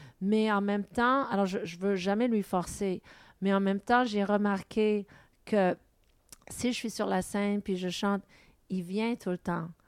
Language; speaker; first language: French; non-native, local second language; English